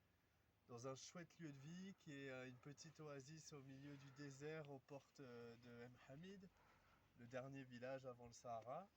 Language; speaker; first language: French; native; French